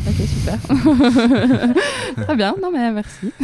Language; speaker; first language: French; native; French